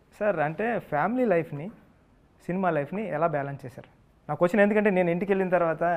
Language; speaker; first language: Telugu; native; Telugu